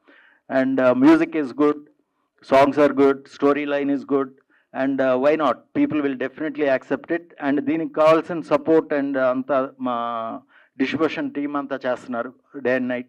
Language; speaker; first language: Telugu; native; Telugu